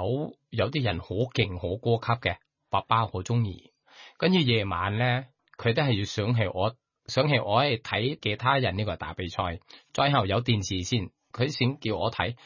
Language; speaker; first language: Cantonese; non-native, fluent; Thai